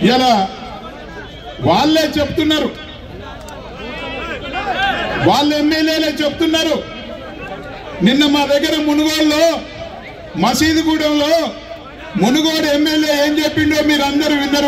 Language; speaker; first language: Telugu; native; Telugu